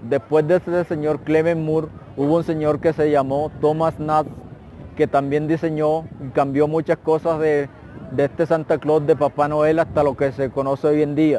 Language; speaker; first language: Spanish; native; Spanish